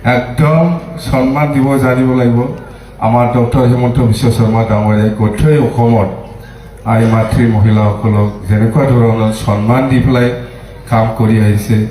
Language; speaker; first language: Assamese; non-native, local second language; Bodo